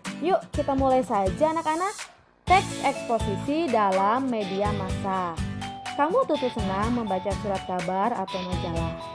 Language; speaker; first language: Indonesian; native; Indonesian